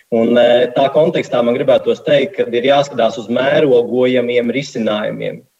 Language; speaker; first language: Latvian; native; Latvian